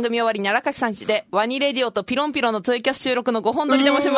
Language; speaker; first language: Japanese; native; Japanese